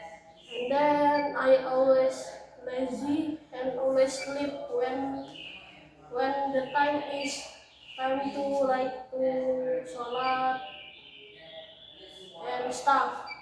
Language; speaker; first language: English; non-native, learner; Indonesian